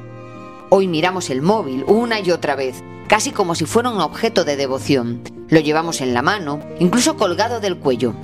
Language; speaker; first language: Spanish; native; Spanish